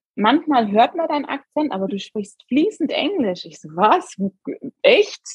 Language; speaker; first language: German; native; German